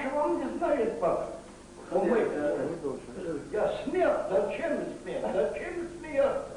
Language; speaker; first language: Russian; non-native, local second language; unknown